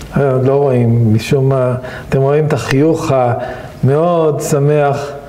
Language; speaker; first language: Hebrew; native; Hebrew